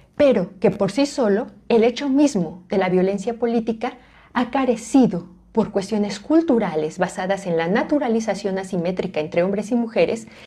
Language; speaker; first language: Spanish; native; Spanish